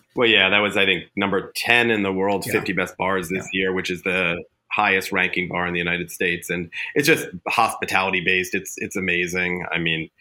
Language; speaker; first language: English; native; English